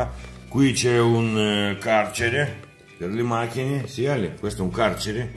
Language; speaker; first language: Italian; non-native, fluent; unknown